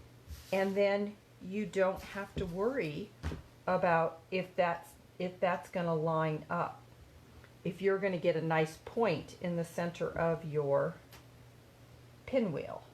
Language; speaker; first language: English; native; English